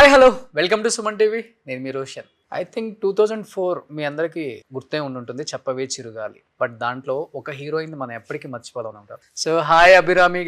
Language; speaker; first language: Telugu; native; Telugu